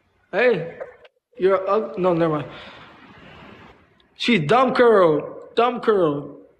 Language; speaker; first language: English; early bilingual, other home language; Spanish